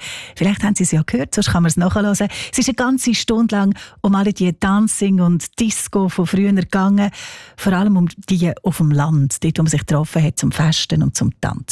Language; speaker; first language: German; native; German